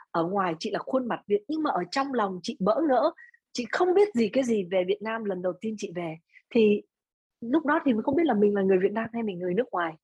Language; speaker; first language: Vietnamese; early bilingual, other home language; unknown